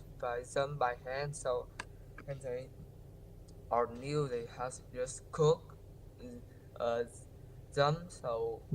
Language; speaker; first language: English; non-native, learner; Vietnamese